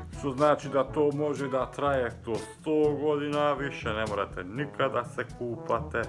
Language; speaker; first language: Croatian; non-native, local second language; Hungarian